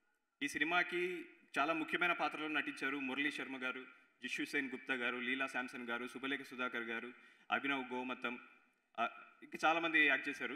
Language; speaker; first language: Telugu; native; Telugu